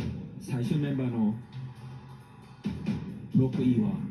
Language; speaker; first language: Japanese; non-native, fluent; Korean